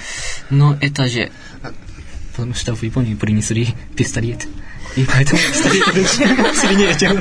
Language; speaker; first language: Russian; non-native, learner; Japanese